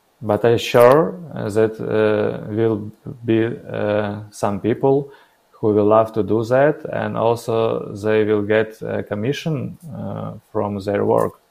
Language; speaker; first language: English; non-native, learner; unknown